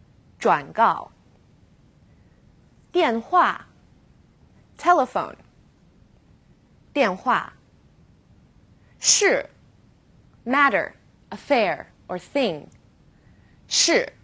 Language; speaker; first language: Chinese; non-native, fluent; English